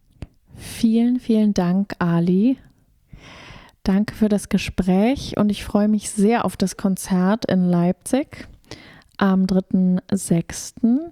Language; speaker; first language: German; native; German